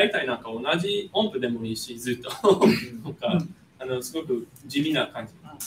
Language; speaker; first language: Japanese; non-native, fluent; English